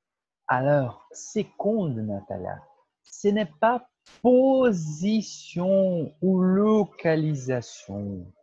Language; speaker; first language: French; non-native, fluent; Portuguese